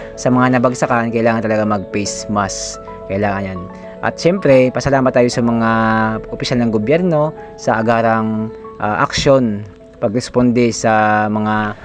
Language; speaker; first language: Filipino; non-native, local second language; Bikol